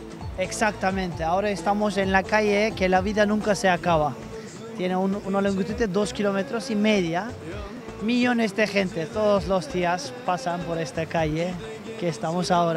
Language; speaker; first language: Spanish; non-native, fluent; Turkish